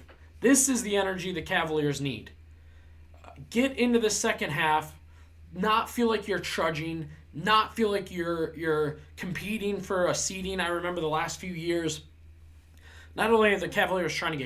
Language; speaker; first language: English; native; English